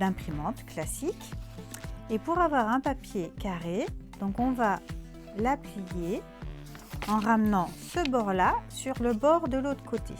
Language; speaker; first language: French; native; French